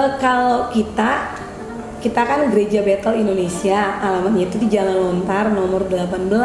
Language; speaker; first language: Indonesian; native; Indonesian